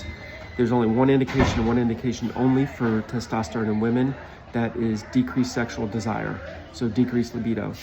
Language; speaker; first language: English; native; English